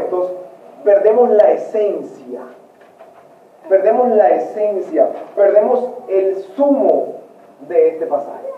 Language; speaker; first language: Spanish; native; Spanish